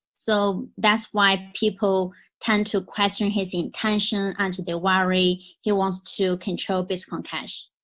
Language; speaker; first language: English; non-native, fluent; Chinese